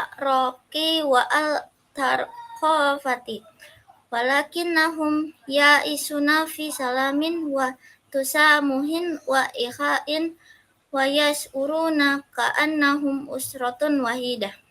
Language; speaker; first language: Arabic; non-native, learner; Indonesian